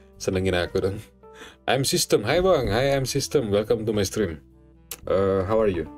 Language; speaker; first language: English; non-native, learner; Indonesian